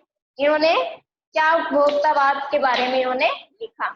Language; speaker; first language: Hindi; native; Hindi